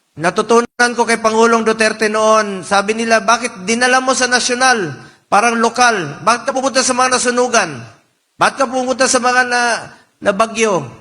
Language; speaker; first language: Filipino; non-native, local second language; Cebuano